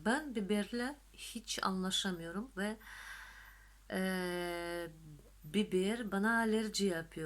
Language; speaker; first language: Turkish; non-native, fluent; Russian